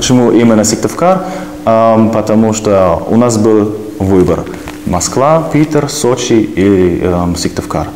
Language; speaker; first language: Russian; non-native, learner; German